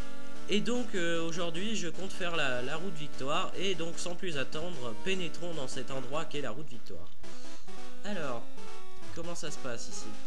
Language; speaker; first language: French; native; French